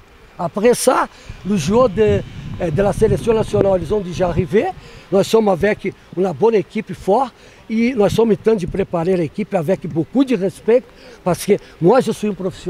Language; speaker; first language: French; non-native, learner; Portuguese